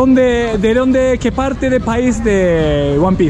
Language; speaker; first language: Spanish; non-native, learner; Japanese